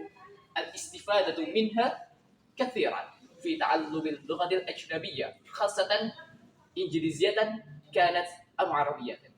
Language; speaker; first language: Arabic; non-native, fluent; Indonesian